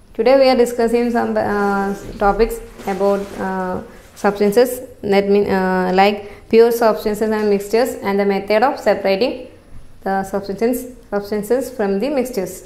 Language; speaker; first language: English; non-native, local second language; Malayalam